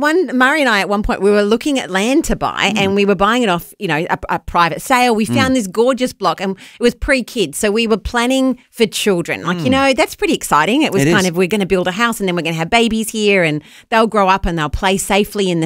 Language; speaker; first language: English; native; English